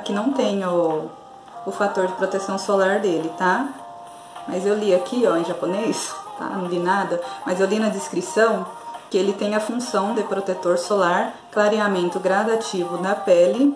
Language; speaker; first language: Portuguese; native; Portuguese